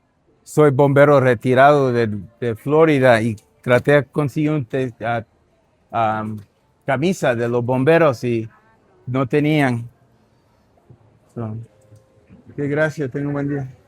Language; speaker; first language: Spanish; non-native, learner; English